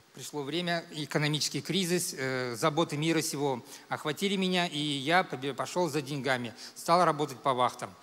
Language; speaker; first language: Russian; native; Russian